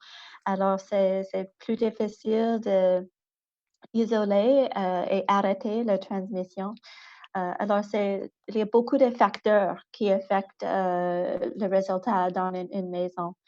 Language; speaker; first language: French; non-native, local second language; English